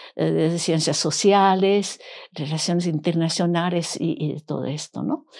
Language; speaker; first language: Spanish; non-native, fluent; Japanese